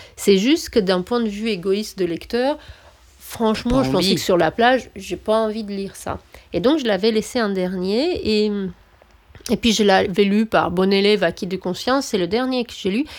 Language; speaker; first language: French; non-native, fluent; Romanian